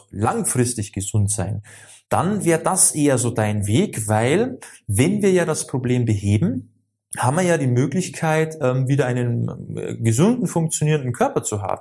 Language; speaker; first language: German; native; German